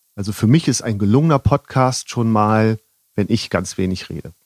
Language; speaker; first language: German; native; German